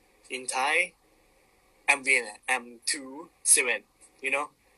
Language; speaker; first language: English; non-native, learner; Thai